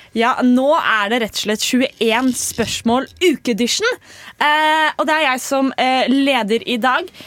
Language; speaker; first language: Norwegian; native; Norwegian